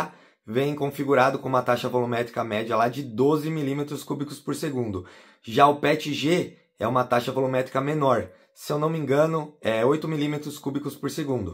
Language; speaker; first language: Portuguese; native; Portuguese